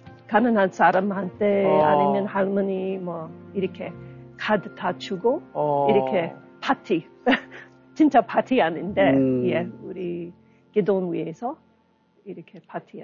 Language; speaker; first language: Korean; non-native, learner; English